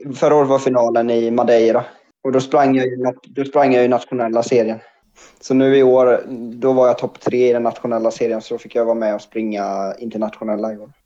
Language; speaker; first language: Swedish; native; Swedish